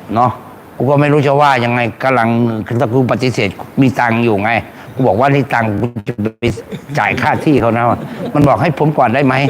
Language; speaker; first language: Thai; native; Thai